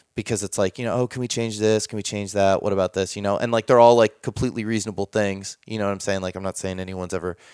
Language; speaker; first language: English; native; English